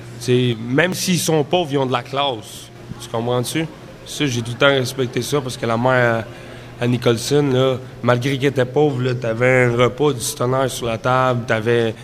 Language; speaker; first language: French; native; French